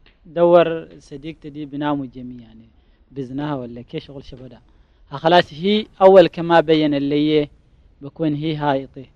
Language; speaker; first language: Arabic; native; Arabic